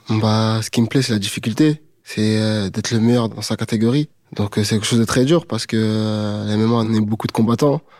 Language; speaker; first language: French; native; French